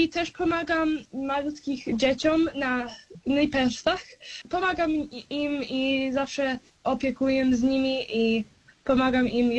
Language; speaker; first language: Polish; early bilingual, heritage; Polish